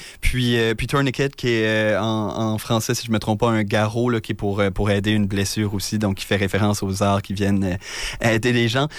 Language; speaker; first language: French; native; French